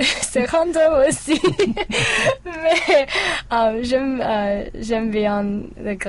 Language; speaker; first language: French; non-native, learner; English